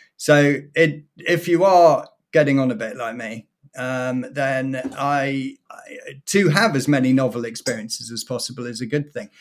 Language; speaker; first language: English; native; English